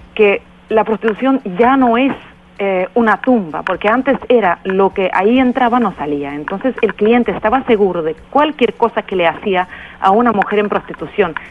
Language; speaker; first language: Spanish; non-native, fluent; Swedish